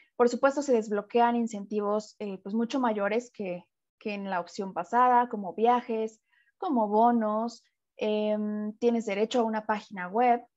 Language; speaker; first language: Spanish; native; Spanish